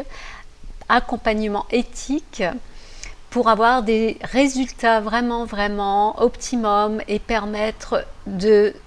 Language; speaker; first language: French; native; French